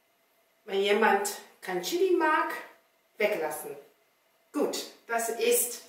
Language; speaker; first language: German; non-native, learner; Chinese